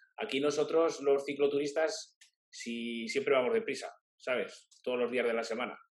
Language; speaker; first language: Spanish; native; Spanish